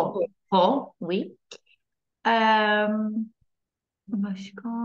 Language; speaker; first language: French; non-native, learner; Turkish